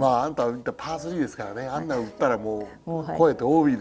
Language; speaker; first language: Japanese; native; Japanese